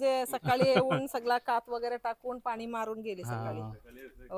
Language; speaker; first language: Marathi; non-native, learner; Malayalam